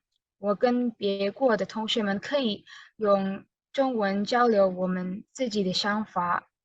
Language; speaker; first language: Chinese; non-native, learner; Indonesian